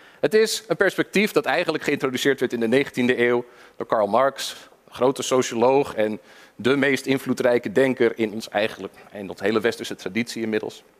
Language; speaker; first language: Dutch; early bilingual, other home language; English